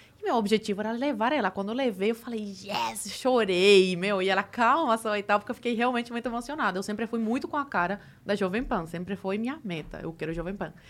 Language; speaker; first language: Portuguese; early bilingual, other home language; Spanish